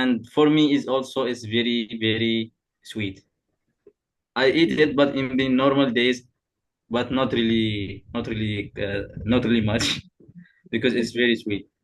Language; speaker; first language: English; non-native, fluent; Arabic